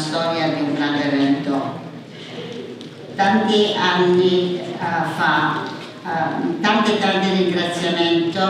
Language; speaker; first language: Italian; early bilingual, heritage; English